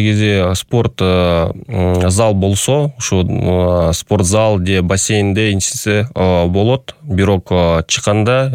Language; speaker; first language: Kyrgyz; non-native, local second language; Russian